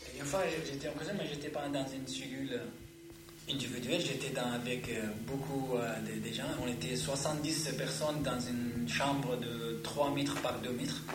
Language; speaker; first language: French; non-native, fluent; Arabic